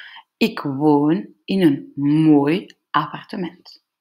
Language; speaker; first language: Dutch; non-native, fluent; French